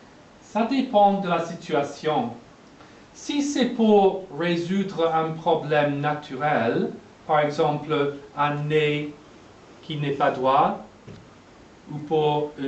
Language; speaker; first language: French; non-native, fluent; English